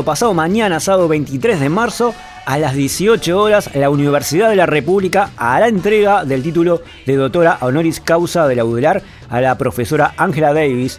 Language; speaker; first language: Spanish; native; Spanish